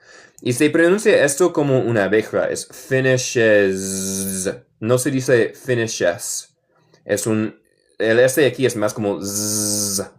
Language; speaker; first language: Spanish; non-native, fluent; English